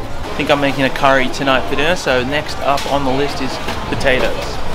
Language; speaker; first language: English; native; English